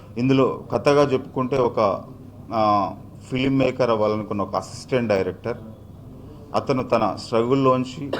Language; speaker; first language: Telugu; native; Telugu